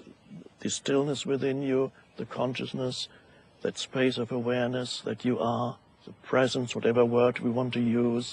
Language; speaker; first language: English; non-native, fluent; German